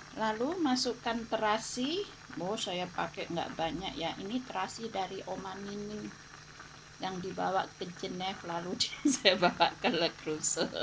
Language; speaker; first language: Indonesian; native; Indonesian